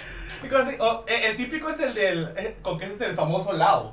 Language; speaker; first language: Spanish; native; Spanish